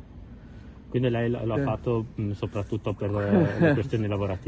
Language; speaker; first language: Italian; native; Italian